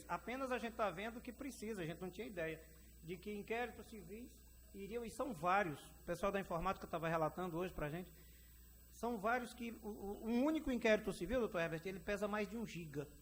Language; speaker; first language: Portuguese; native; Portuguese